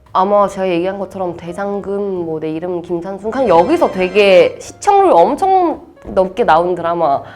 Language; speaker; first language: Korean; non-native, fluent; Chinese